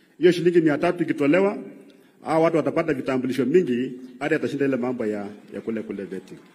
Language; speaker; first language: Swahili; non-native, local second language; Luyia